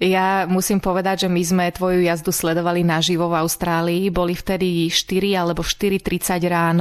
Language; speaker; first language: Slovak; native; Slovak